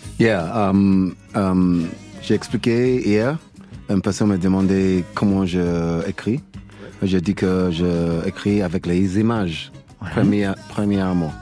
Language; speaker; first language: French; non-native, learner; English